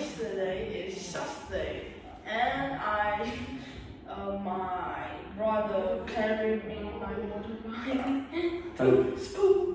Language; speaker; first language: English; non-native, learner; Vietnamese